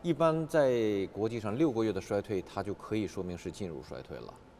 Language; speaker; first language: Chinese; native; Chinese